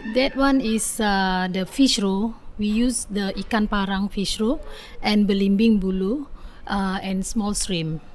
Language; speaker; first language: English; non-native, learner; Indonesian